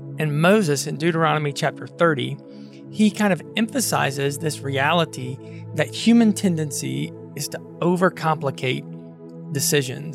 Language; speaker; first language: English; native; English